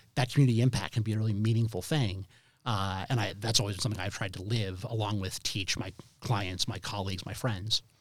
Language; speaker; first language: English; native; English